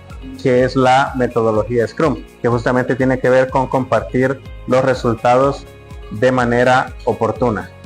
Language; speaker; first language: Spanish; native; Spanish